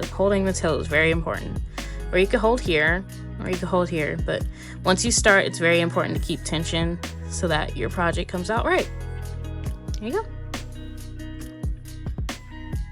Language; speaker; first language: English; native; English